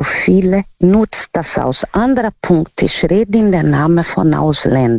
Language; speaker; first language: German; non-native, learner; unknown